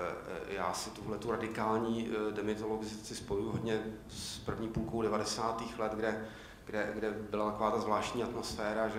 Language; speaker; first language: Czech; native; Czech